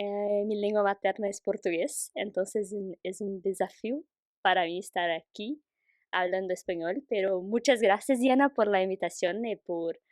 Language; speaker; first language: Spanish; non-native, fluent; Portuguese